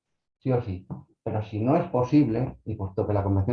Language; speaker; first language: Spanish; native; Spanish